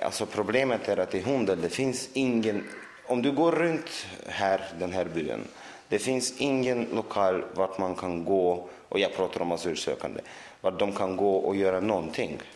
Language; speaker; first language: Swedish; non-native, fluent; Russian